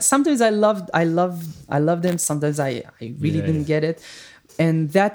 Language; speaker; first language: English; non-native, fluent; Hebrew